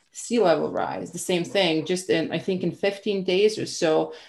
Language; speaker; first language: English; non-native, fluent; Croatian